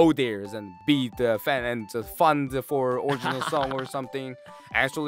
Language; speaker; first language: English; non-native, learner; Korean